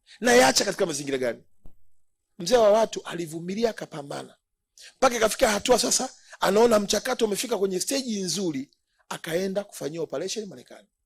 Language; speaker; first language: Swahili; native; Swahili